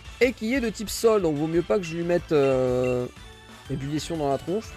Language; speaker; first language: French; native; French